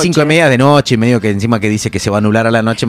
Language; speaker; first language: Spanish; native; Spanish